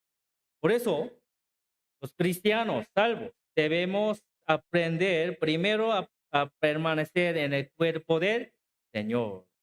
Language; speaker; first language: Spanish; non-native, learner; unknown